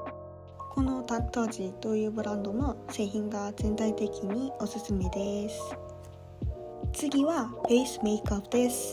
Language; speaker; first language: Japanese; non-native, fluent; Korean